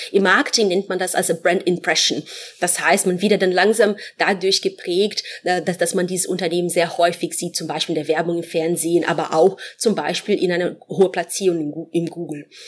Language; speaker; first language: German; non-native, fluent; Portuguese